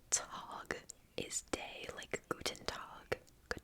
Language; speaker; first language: German; non-native, learner; English